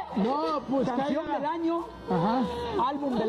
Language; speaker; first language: Spanish; native; Spanish